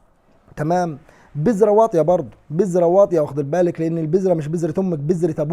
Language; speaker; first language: Arabic; native; Arabic